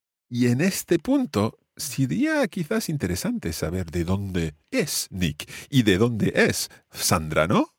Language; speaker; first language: Spanish; non-native, fluent; English